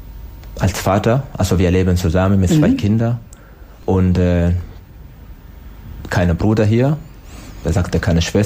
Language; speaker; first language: German; non-native, learner; Swahili